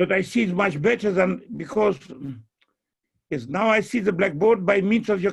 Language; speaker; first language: English; non-native, fluent; Russian